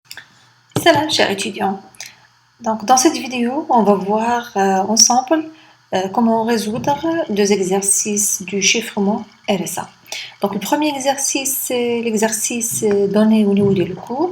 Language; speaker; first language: French; non-native, local second language; Arabic